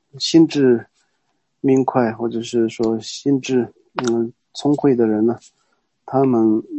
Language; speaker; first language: Chinese; non-native, local second language; Tibetan